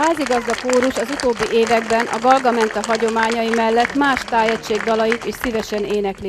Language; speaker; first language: Hungarian; native; Hungarian